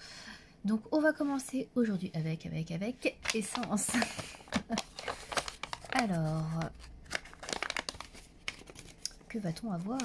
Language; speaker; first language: French; native; French